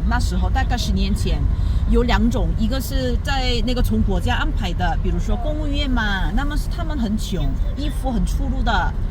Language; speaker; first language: Chinese; non-native, fluent; Korean